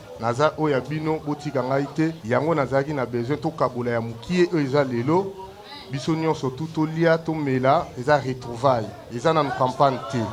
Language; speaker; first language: Lingala; native; Lingala